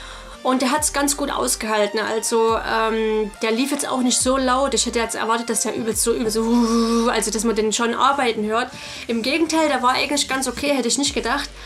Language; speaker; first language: German; native; German